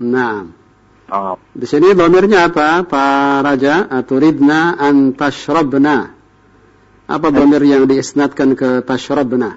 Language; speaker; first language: Indonesian; native; Indonesian